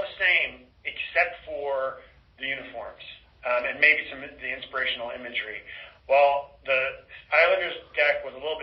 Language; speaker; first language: English; native; English